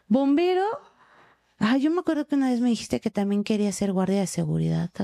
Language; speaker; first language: Spanish; native; Spanish